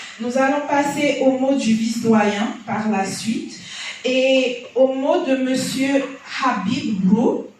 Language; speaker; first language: French; non-native, local second language; Haitian Creole